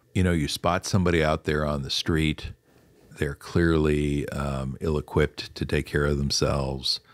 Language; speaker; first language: English; native; English